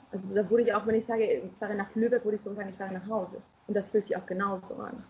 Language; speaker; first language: German; non-native, fluent; Spanish